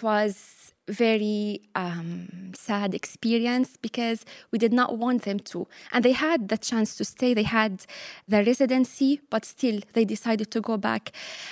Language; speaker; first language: English; non-native, fluent; Arabic